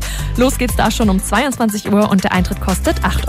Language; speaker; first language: German; native; German